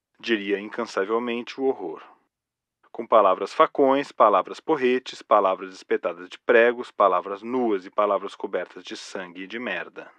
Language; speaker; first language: Portuguese; native; Portuguese